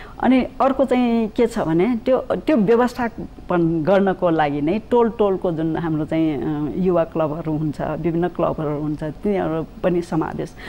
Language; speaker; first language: Nepali; non-native, local second language; Newari